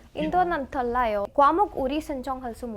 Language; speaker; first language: Korean; non-native, learner; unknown